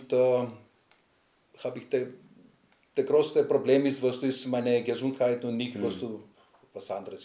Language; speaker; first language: German; non-native, learner; Greek